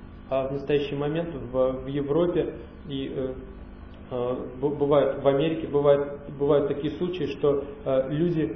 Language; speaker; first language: Russian; native; Russian